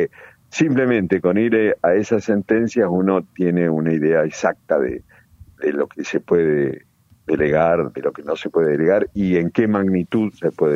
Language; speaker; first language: Spanish; native; Spanish